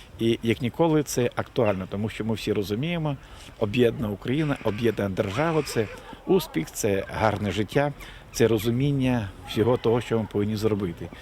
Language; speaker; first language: Ukrainian; native; Ukrainian